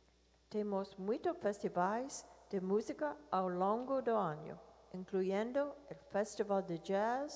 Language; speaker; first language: Portuguese; non-native, learner; English